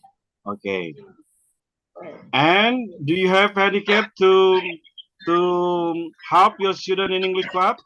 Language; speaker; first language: English; non-native, learner; Indonesian